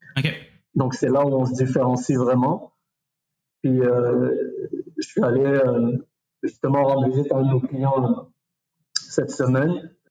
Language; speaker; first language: French; early bilingual, other home language; Arabic